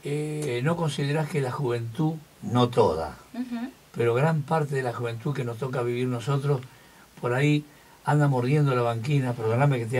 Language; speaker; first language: Spanish; native; Spanish